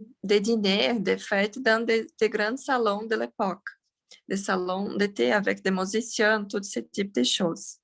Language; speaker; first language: French; non-native, learner; Portuguese